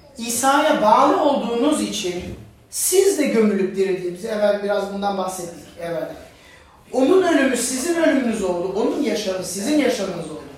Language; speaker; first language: Turkish; non-native, fluent; German